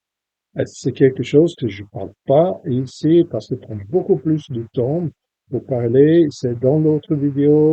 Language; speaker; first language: French; non-native, fluent; English